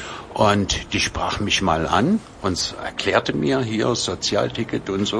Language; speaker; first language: German; native; German